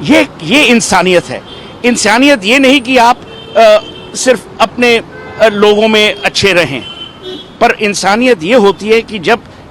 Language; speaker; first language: Hindi; native; Hindi